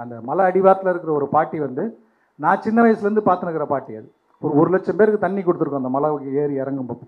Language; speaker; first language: Tamil; native; Tamil